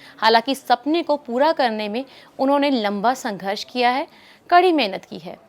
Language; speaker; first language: Hindi; native; Hindi